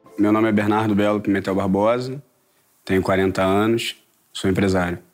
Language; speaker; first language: Portuguese; native; Portuguese